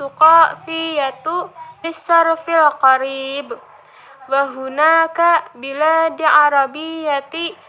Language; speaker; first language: Arabic; non-native, learner; Indonesian